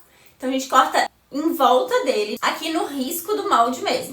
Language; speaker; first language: Portuguese; native; Portuguese